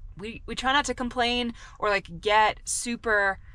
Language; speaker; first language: English; native; English